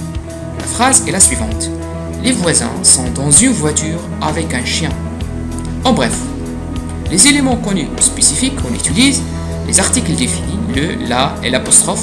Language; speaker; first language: French; non-native, fluent; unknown